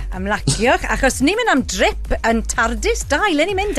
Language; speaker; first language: Welsh; native; Welsh